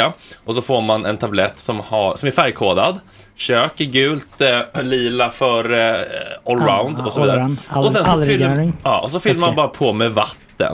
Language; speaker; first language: Swedish; native; Swedish